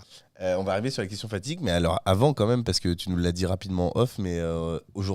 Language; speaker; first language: French; native; French